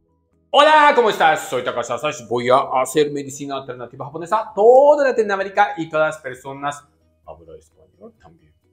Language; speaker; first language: Spanish; non-native, learner; Japanese